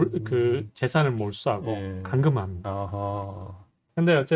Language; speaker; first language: Korean; native; Korean